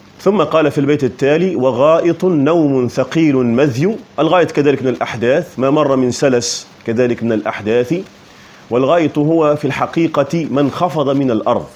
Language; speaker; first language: Arabic; native; Arabic